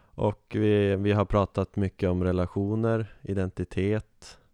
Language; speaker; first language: Swedish; native; Swedish